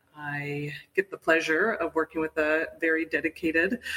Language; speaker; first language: English; native; English